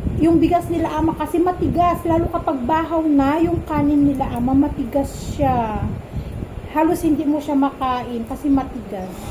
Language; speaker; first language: Filipino; non-native, local second language; Iloko